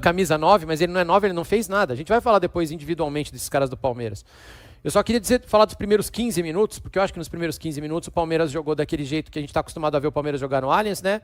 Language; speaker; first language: Portuguese; native; Portuguese